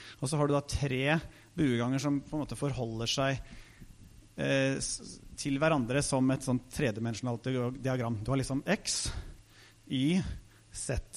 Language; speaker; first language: Norwegian; native; Norwegian